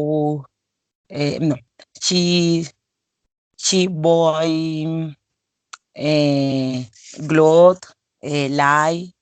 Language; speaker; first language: English; non-native, learner; Spanish